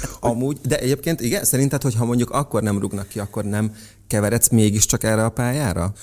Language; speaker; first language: Hungarian; native; Hungarian